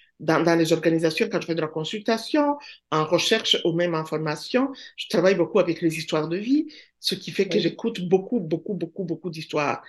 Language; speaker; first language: French; non-native, local second language; Kinyarwanda